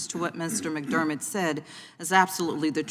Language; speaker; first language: English; native; English